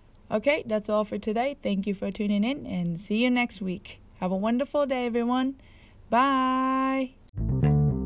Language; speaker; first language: English; non-native, fluent; Japanese